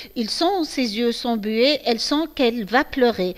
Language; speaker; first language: French; non-native, local second language; Arabic